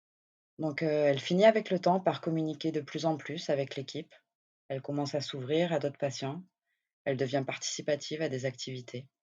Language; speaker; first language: French; native; French